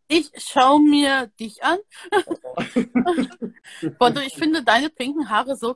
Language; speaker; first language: German; native; German